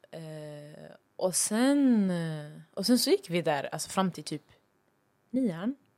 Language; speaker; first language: Swedish; early bilingual, other home language; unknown